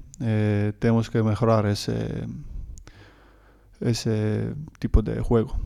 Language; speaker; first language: Spanish; non-native, learner; Croatian